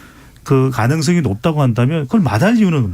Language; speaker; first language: Korean; native; Korean